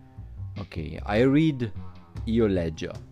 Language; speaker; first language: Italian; non-native, fluent; English